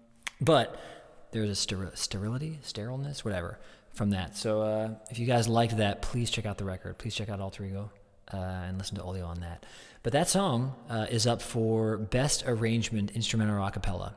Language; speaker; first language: English; native; English